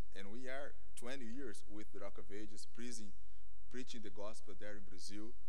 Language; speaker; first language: English; non-native, fluent; Portuguese